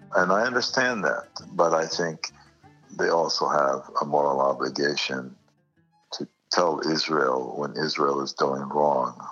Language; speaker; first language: English; non-native, fluent; Arabic